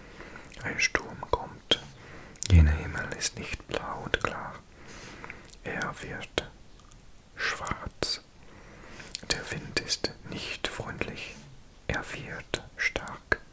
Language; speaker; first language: German; non-native, learner; English